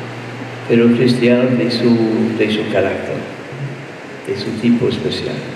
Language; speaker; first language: Spanish; non-native, fluent; English